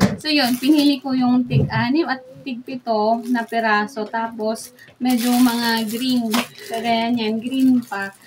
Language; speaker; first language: Filipino; native; Filipino